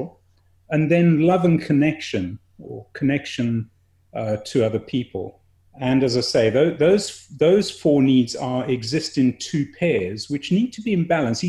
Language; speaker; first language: English; native; English